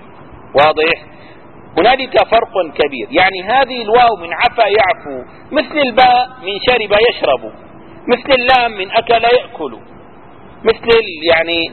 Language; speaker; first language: Arabic; native; Arabic